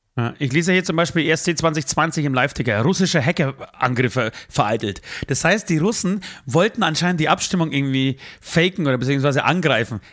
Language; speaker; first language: German; native; German